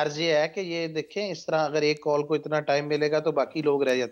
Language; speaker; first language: Urdu; native; Urdu